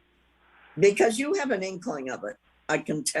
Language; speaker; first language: English; native; English